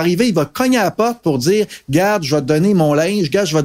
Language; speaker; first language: French; native; French